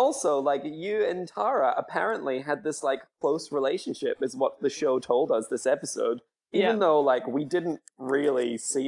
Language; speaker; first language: English; native; English